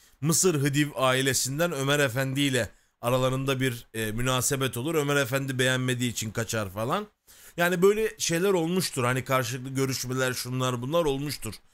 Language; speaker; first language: Turkish; native; Turkish